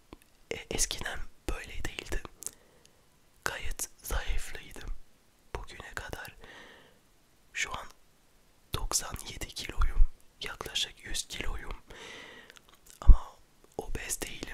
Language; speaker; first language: Turkish; early bilingual, heritage; French